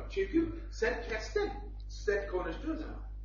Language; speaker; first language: Turkish; non-native, learner; German